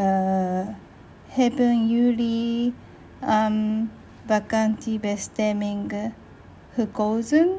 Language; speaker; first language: Dutch; non-native, learner; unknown